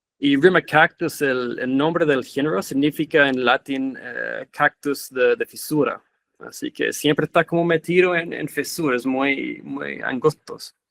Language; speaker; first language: Spanish; non-native, fluent; English